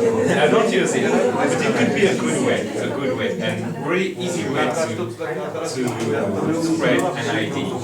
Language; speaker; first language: English; non-native, fluent; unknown